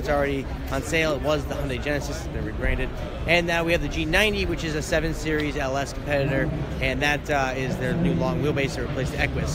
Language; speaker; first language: English; native; English